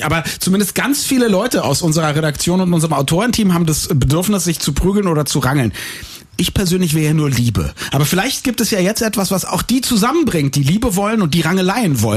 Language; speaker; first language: German; native; German